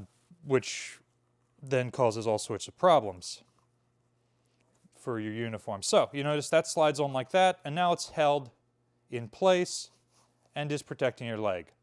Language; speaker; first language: English; native; English